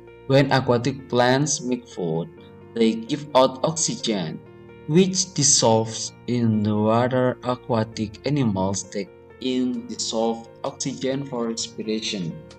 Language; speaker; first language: English; non-native, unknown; Indonesian